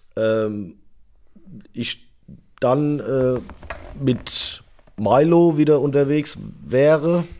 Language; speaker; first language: German; native; German